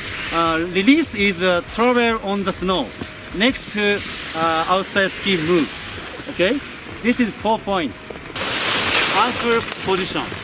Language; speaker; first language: English; non-native, learner; Japanese